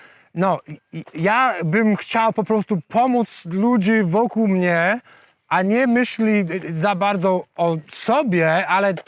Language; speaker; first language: Polish; non-native, fluent; English